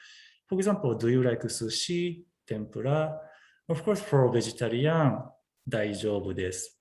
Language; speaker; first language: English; non-native, learner; Japanese